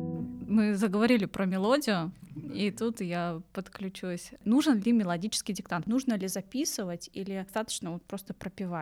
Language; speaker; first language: Russian; native; Russian